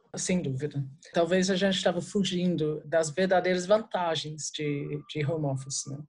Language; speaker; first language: Portuguese; non-native, fluent; English